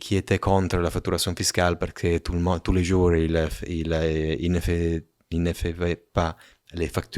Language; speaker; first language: French; non-native, fluent; Italian